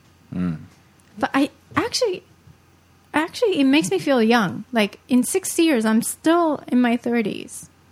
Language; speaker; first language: English; early bilingual, other home language; Japanese